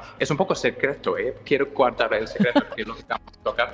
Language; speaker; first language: Spanish; non-native, fluent; English